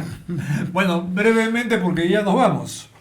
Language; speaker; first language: Spanish; native; Spanish